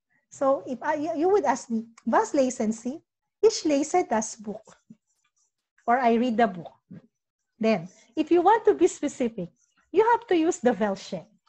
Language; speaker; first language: English; non-native, local second language; Filipino